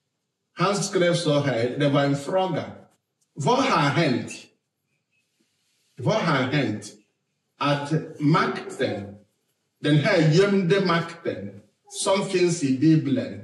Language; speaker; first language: Swedish; non-native, fluent; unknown